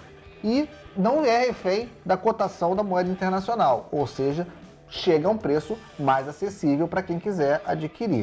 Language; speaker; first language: Portuguese; native; Portuguese